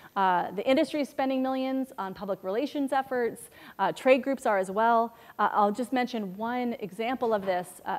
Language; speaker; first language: English; native; English